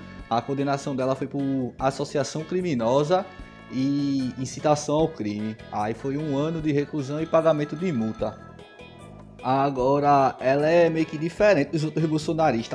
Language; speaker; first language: Portuguese; native; Portuguese